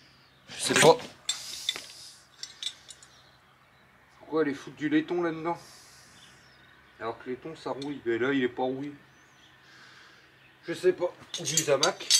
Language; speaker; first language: French; native; French